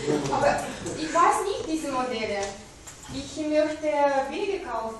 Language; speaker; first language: German; non-native, learner; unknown